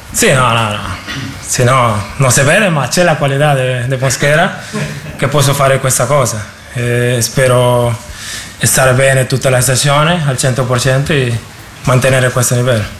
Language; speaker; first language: Italian; non-native, learner; Spanish